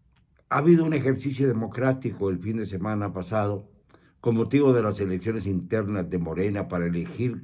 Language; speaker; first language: Spanish; native; Spanish